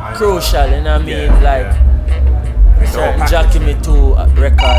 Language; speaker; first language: English; non-native, fluent; Italian